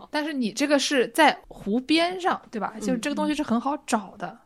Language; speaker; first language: Chinese; native; Chinese